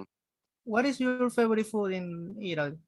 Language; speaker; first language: English; non-native, learner; Spanish